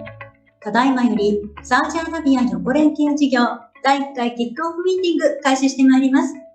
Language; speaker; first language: Japanese; native; Japanese